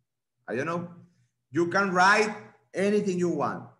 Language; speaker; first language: English; non-native, fluent; Spanish